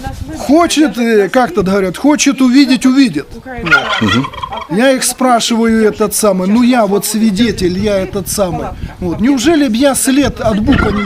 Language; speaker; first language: Russian; native; Russian